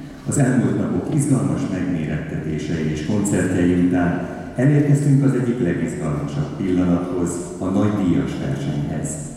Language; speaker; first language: Hungarian; native; Hungarian